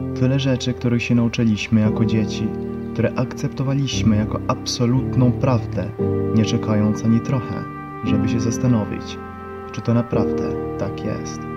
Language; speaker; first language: Polish; non-native, fluent; Croatian